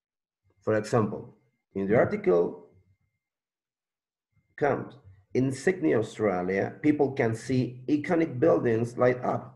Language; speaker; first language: English; non-native, learner; Spanish